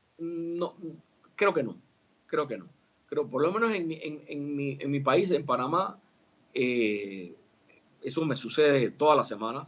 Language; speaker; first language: Spanish; native; Spanish